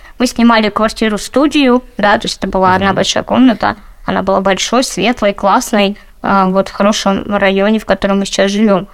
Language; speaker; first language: Russian; native; Russian